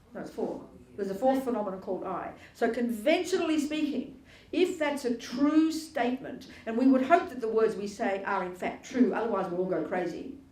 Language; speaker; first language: English; native; English